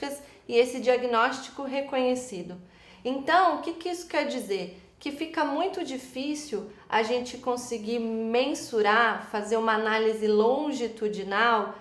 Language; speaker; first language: Portuguese; native; Portuguese